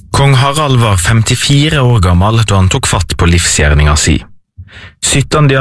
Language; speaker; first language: Norwegian; native; Norwegian